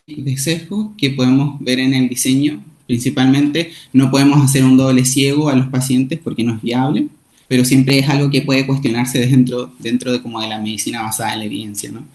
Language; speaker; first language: Spanish; native; Spanish